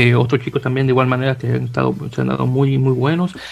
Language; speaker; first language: Spanish; native; Spanish